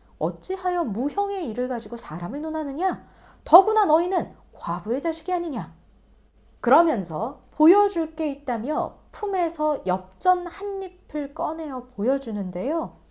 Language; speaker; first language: Korean; native; Korean